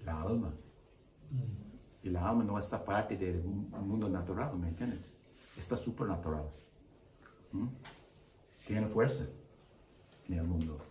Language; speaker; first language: Spanish; non-native, learner; English